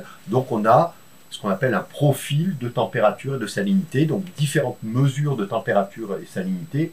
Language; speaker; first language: French; native; French